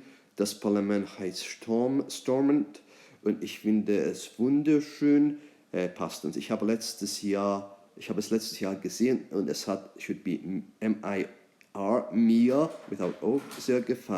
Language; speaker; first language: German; non-native, fluent; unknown